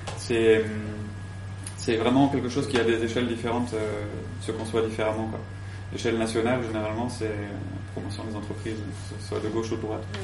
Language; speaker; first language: French; native; French